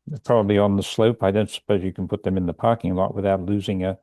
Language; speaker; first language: English; native; English